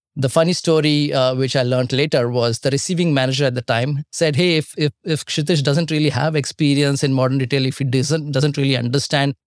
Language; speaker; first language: English; non-native, local second language; Marathi